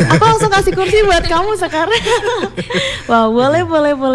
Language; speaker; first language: Indonesian; native; Indonesian